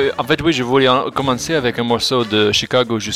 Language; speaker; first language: French; non-native, fluent; English